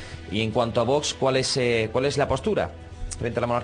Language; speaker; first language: Spanish; native; Spanish